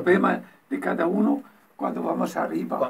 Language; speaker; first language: Spanish; non-native, learner; Italian